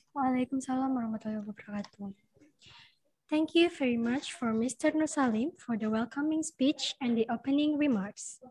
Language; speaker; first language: English; non-native, fluent; Indonesian